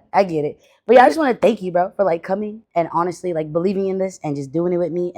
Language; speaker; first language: English; native; English